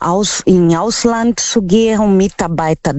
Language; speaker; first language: German; non-native, learner; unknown